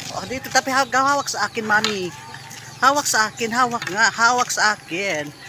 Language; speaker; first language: Filipino; native; Filipino